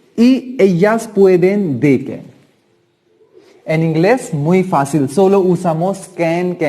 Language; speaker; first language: Spanish; non-native, learner; Hindi